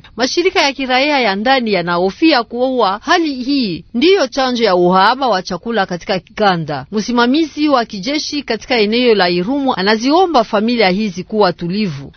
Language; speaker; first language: Swahili; native; Swahili